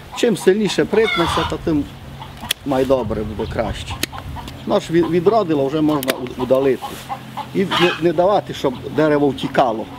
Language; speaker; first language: Ukrainian; native; Ukrainian